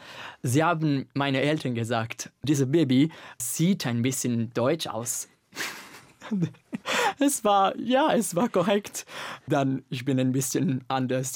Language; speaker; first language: German; non-native, learner; Italian